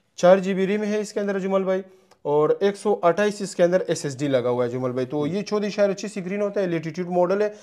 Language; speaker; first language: Urdu; non-native, local second language; Punjabi